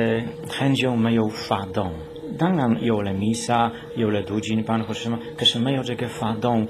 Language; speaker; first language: Chinese; non-native, learner; Polish